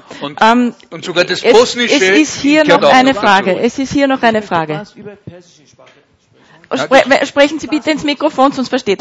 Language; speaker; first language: German; native; German